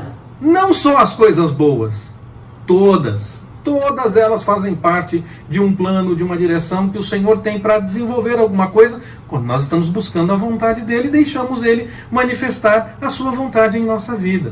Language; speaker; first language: Portuguese; native; Portuguese